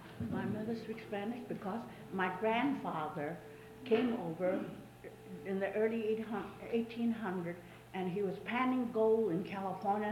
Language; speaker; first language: English; early bilingual, other home language; Chinese